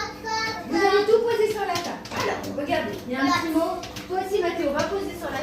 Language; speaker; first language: French; native; French